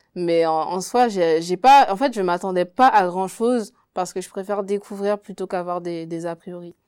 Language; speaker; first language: French; native; French